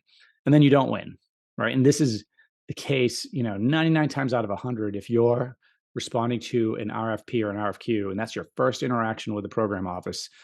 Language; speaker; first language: English; native; English